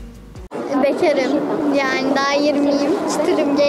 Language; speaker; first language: Turkish; early bilingual, heritage; Turkish